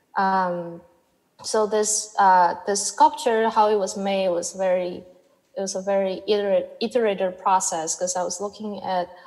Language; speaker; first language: English; non-native, fluent; Chinese